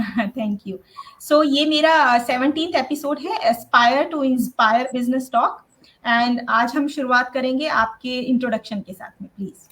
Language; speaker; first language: Hindi; native; Hindi